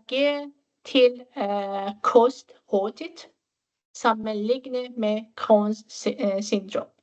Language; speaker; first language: Danish; non-native, fluent; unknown